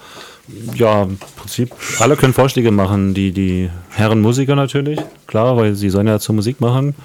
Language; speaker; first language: German; native; German